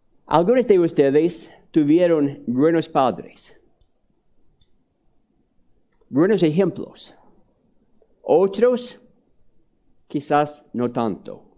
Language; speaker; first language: Spanish; non-native, fluent; English